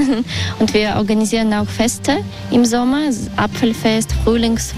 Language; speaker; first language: German; non-native, learner; Russian